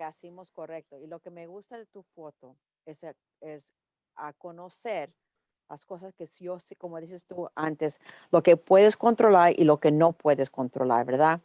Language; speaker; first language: Spanish; early bilingual, heritage; English